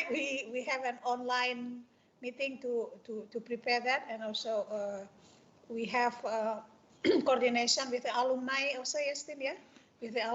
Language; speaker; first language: English; non-native, fluent; Indonesian